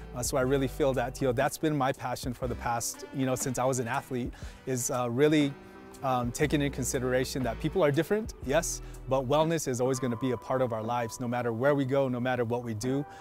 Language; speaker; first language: English; native; English